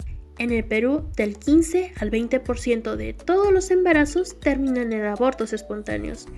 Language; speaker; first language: Spanish; native; Spanish